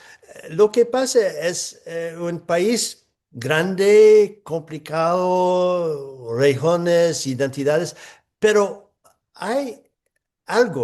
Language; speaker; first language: Spanish; non-native, fluent; English